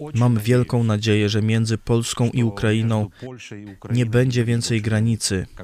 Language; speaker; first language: Polish; non-native, fluent; Russian